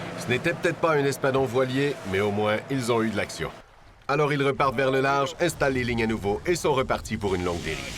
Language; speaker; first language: French; native; French